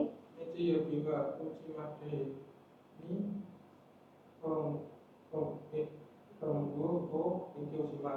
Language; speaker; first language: Japanese; non-native, learner; Indonesian